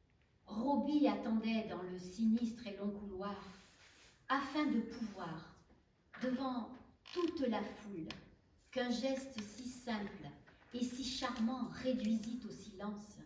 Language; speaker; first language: French; native; French